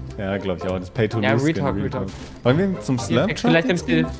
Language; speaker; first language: German; native; German